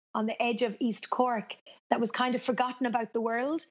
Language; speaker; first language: English; native; English